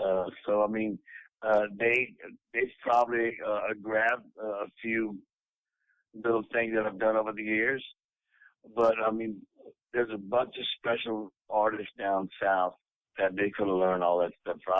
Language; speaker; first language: English; native; English